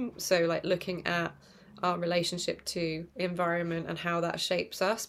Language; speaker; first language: English; native; English